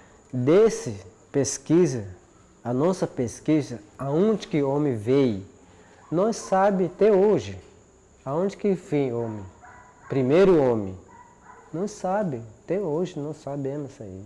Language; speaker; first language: Portuguese; non-native, local second language; Yanomámi